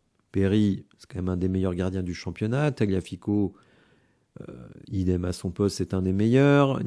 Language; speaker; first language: French; native; French